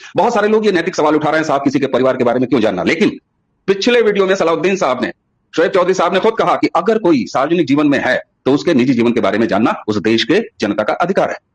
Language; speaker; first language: Hindi; native; Hindi